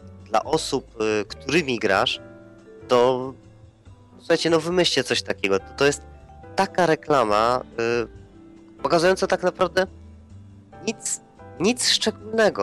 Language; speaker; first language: Polish; native; Polish